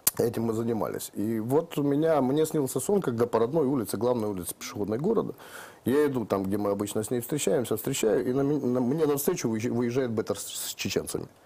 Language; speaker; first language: Russian; native; Russian